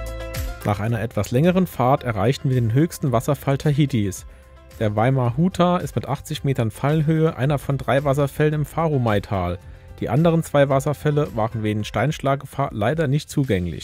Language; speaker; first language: German; native; German